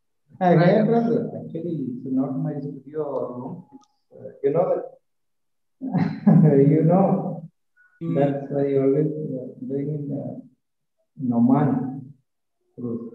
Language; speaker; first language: English; non-native, learner; Malayalam